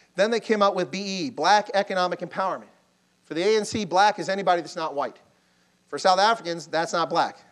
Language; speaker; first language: English; native; English